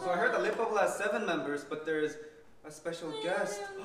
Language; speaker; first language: English; early bilingual, other home language; Korean